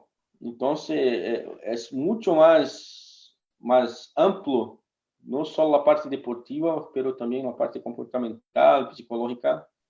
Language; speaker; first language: Spanish; non-native, fluent; Portuguese